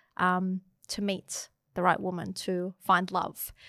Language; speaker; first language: English; native; English